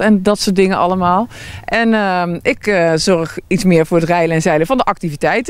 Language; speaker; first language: Dutch; native; Dutch